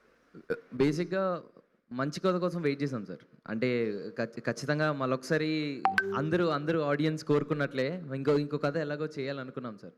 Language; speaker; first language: Telugu; native; Telugu